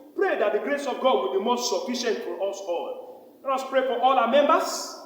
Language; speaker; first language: English; non-native, local second language; Yoruba